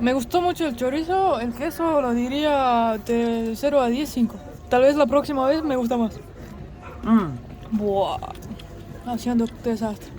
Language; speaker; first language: Spanish; non-native, fluent; Polish